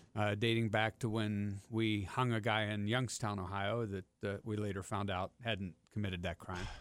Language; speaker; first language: English; native; English